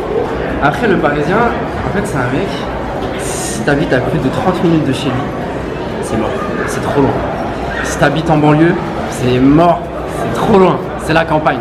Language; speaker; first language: French; native; French